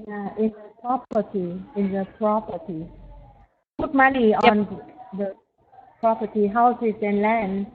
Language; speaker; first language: English; non-native, learner; Vietnamese